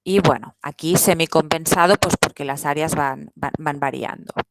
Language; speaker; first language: Spanish; non-native, local second language; Catalan